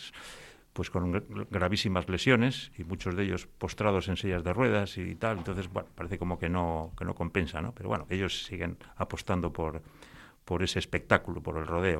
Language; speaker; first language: Spanish; native; Spanish